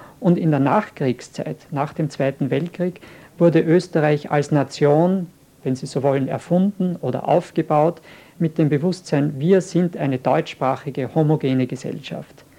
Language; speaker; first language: German; native; German